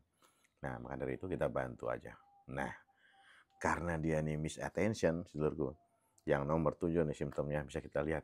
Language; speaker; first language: Indonesian; native; Indonesian